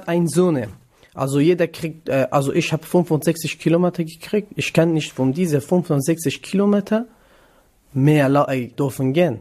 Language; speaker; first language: German; non-native, learner; Kurdish